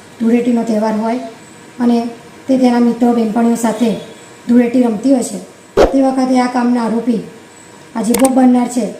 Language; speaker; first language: Gujarati; native; Gujarati